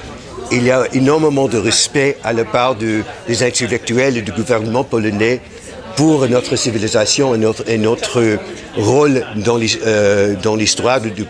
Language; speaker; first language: French; non-native, fluent; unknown